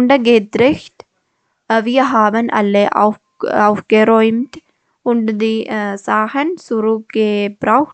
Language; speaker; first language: German; non-native, learner; Malayalam